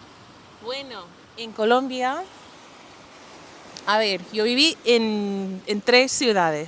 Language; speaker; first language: Spanish; non-native, fluent; English